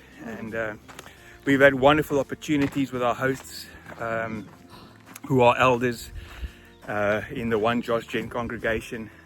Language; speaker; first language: English; non-native, local second language; Afrikaans